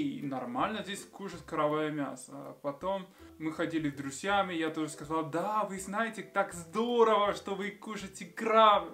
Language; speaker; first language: Russian; non-native, fluent; Spanish